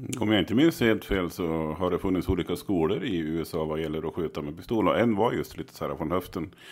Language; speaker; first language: Swedish; native; Swedish